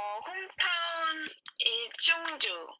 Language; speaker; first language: English; non-native, learner; Korean